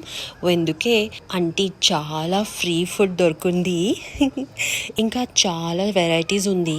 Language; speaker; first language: Telugu; non-native, learner; Kannada